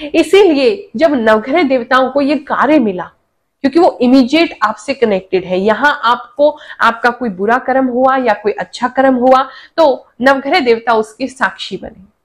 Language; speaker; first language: Hindi; native; Hindi